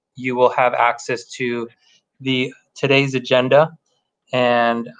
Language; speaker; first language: English; early bilingual, other home language; Spanish